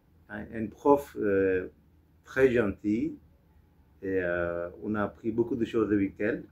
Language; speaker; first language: French; non-native, fluent; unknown